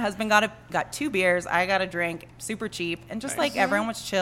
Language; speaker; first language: English; native; English